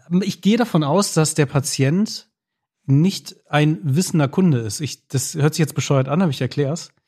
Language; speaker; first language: German; native; German